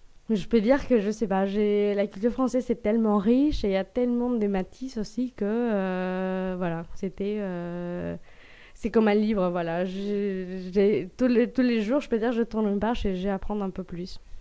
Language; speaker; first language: French; non-native, fluent; Spanish